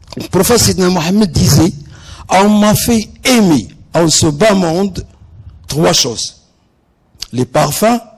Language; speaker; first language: French; non-native, local second language; Arabic